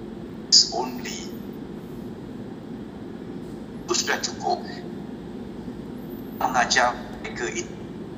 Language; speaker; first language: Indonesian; non-native, local second language; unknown